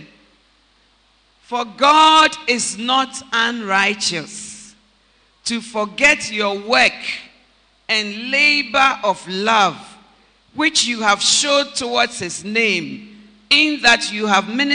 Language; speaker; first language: English; non-native, local second language; Akan